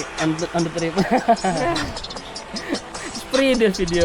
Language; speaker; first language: English; non-native, learner; Indonesian